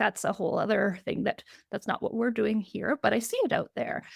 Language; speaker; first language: English; native; English